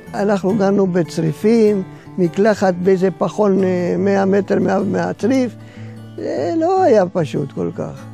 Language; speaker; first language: Hebrew; non-native, fluent; Spanish